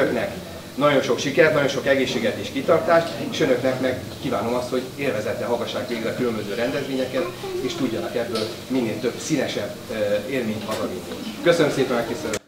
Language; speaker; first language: Hungarian; native; Hungarian